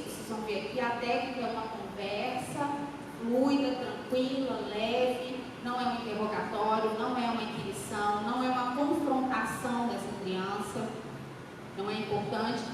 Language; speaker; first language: Portuguese; native; Portuguese